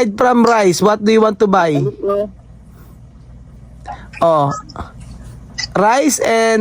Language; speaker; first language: English; non-native, learner; Filipino